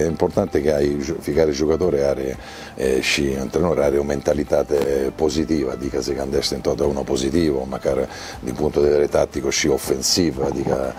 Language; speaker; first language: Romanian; non-native, learner; Italian